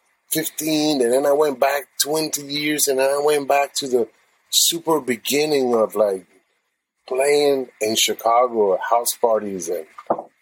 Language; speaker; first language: English; non-native, fluent; Spanish